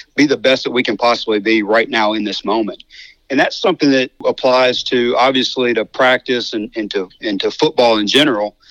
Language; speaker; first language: English; native; English